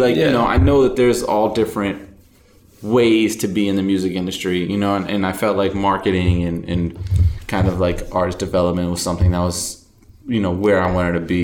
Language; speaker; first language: English; native; English